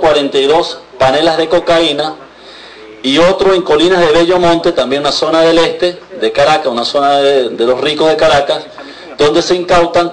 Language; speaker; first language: Spanish; native; Spanish